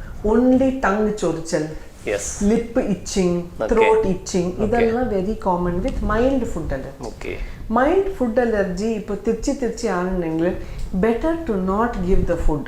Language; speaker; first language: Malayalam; non-native, fluent; Tamil